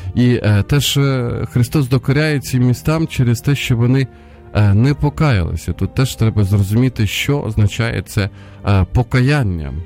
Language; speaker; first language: Ukrainian; non-native, local second language; Russian